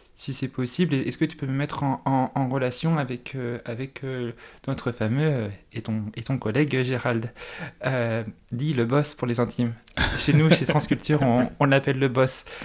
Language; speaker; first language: French; native; French